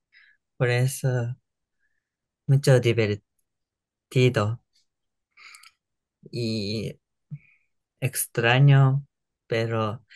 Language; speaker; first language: Spanish; non-native, learner; Japanese